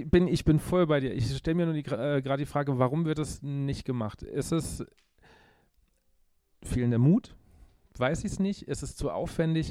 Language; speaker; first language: German; native; German